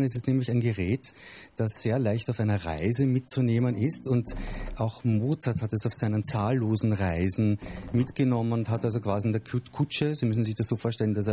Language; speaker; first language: German; native; German